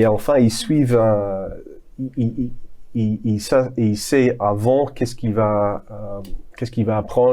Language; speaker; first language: French; non-native, fluent; English